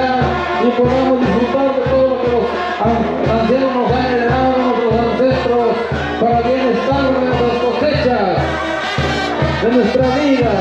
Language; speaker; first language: Spanish; native; Spanish